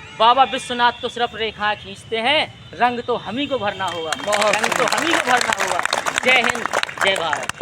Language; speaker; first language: Hindi; native; Hindi